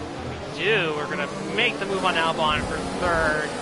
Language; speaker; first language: English; native; English